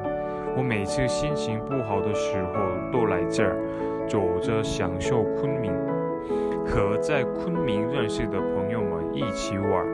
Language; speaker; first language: Chinese; non-native, fluent; Korean